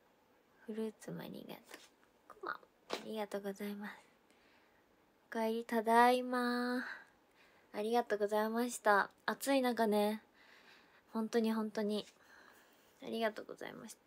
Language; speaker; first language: Japanese; native; Japanese